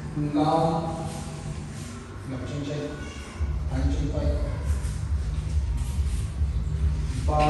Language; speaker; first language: Vietnamese; non-native, learner; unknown